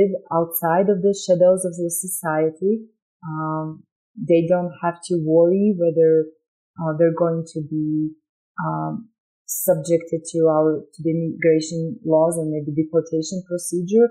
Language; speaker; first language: English; non-native, fluent; Slovak